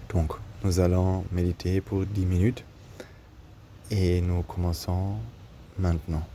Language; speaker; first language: French; non-native, learner; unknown